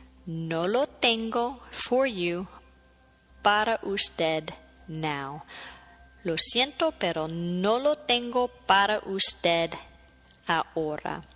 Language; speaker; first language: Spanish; non-native, fluent; English